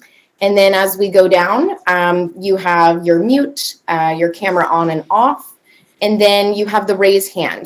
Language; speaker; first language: English; native; English